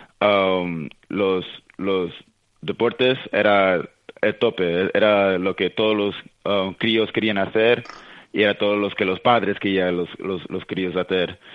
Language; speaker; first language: Spanish; early bilingual, heritage; Spanish